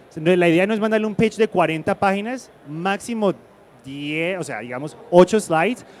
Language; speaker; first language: Spanish; early bilingual, heritage; Spanish